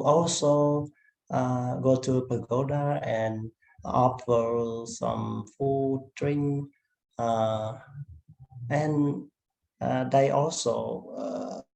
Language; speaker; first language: English; non-native, learner; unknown